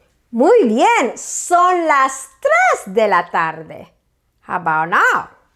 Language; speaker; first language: Spanish; native; Spanish